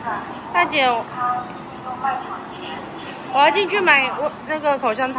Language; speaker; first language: Chinese; native; Chinese